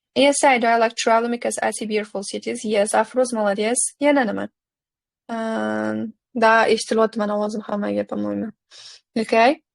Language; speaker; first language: English; non-native, fluent; Uzbek